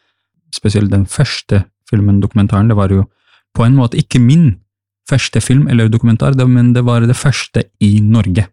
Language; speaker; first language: Norwegian; non-native, fluent; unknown